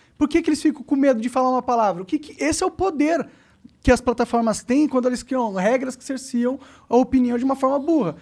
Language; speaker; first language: Portuguese; native; Portuguese